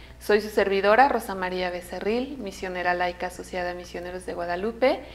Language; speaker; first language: Spanish; native; Spanish